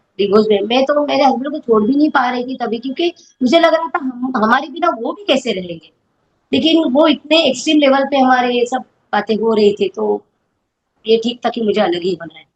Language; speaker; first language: Hindi; non-native, local second language; Marathi